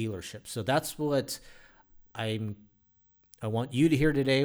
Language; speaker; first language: English; native; English